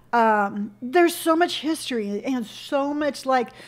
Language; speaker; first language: English; native; English